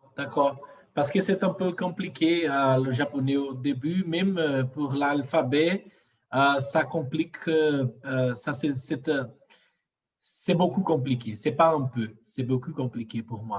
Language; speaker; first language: French; non-native, fluent; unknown